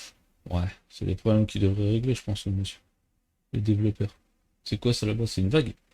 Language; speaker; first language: French; native; French